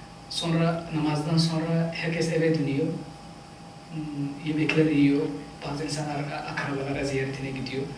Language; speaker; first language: Turkish; non-native, fluent; Somali